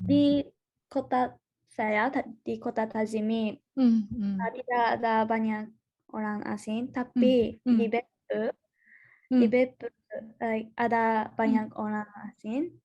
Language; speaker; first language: Indonesian; non-native, learner; Japanese